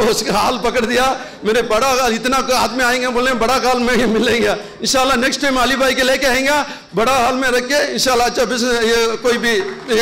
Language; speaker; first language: Hindi; non-native, local second language; Urdu